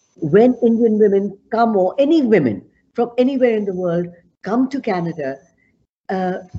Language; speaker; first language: English; non-native, local second language; Punjabi